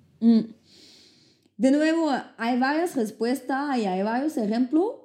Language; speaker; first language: Spanish; non-native, fluent; French